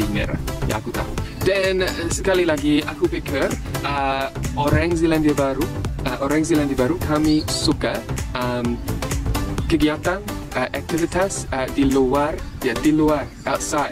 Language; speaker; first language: Indonesian; non-native, learner; English